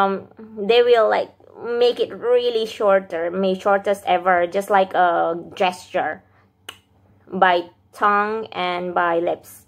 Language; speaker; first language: English; non-native, fluent; Indonesian